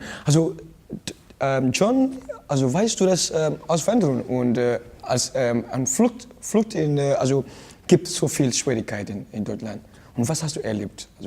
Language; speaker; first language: German; non-native, learner; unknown